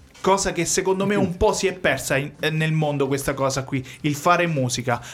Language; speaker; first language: Italian; native; Italian